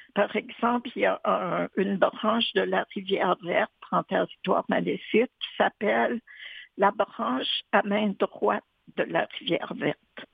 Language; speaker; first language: French; native; French